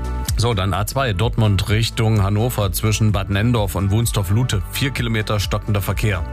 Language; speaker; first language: German; native; German